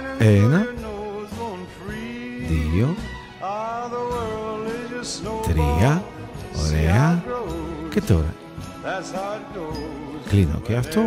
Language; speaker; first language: Greek; non-native, learner; Italian